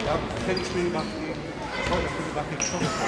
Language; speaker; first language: German; native; German